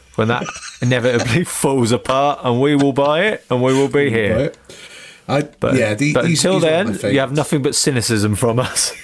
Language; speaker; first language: English; native; English